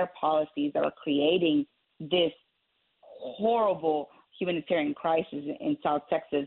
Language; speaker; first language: English; native; English